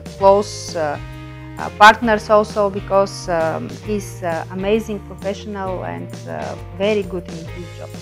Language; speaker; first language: English; non-native, learner; Bulgarian